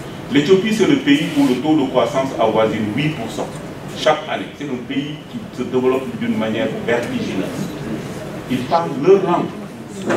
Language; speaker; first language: French; non-native, local second language; Wolof